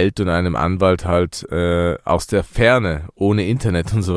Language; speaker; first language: German; early bilingual, other home language; Persian